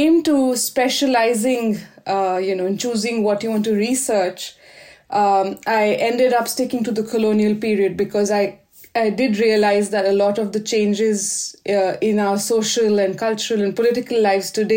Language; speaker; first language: English; non-native, local second language; Hindi